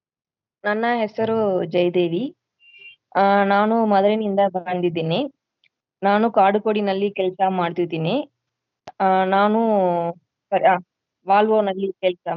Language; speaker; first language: Kannada; non-native, learner; Tamil